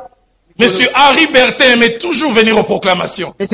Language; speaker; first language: French; non-native, local second language; Lingala